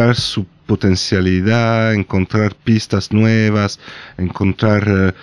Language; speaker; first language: Spanish; non-native, fluent; French